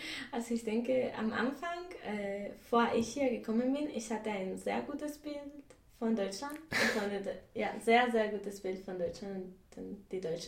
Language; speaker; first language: German; non-native, fluent; Spanish